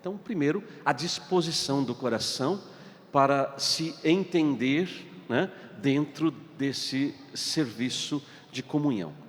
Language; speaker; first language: Portuguese; native; Portuguese